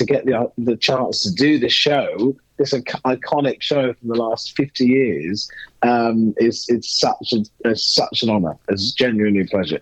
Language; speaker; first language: English; native; English